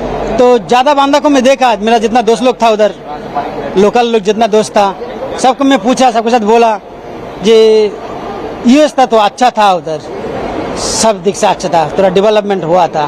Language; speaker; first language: Hindi; non-native, learner; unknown